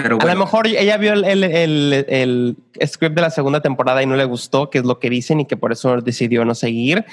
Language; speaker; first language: Spanish; native; Spanish